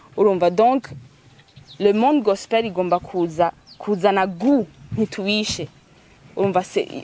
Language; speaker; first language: Rundi; early bilingual, heritage; Rundi